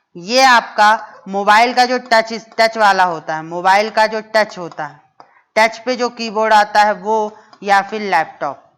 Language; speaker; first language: Hindi; native; Hindi